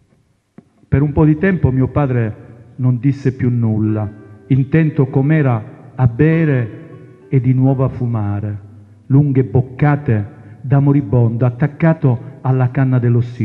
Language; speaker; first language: Italian; non-native, local second language; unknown